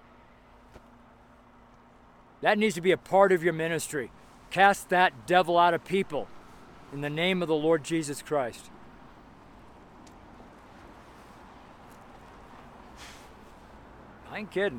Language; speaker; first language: English; native; English